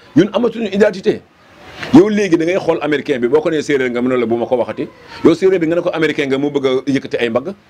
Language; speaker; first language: Wolof; non-native, local second language; Serer